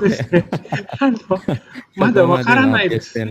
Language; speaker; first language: Japanese; non-native, fluent; Indonesian